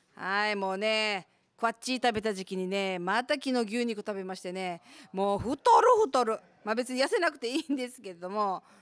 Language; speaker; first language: Japanese; native; Japanese